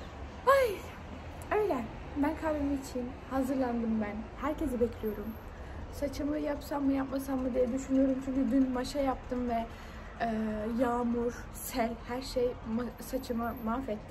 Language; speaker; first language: Turkish; early bilingual, heritage; Turkish